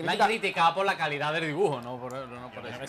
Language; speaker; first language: Spanish; native; Spanish